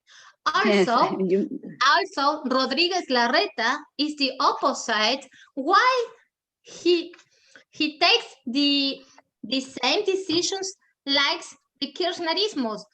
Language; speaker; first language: English; non-native, learner; German